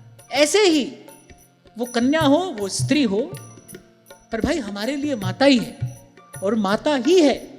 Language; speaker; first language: Hindi; native; Hindi